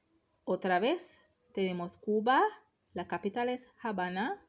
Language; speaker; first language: Spanish; non-native, fluent; English